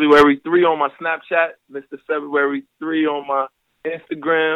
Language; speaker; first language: English; native; English